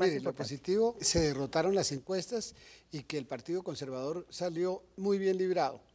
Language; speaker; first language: Spanish; native; Spanish